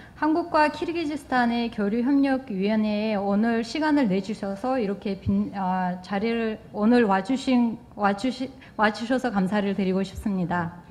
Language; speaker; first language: Korean; non-native, fluent; Kyrgyz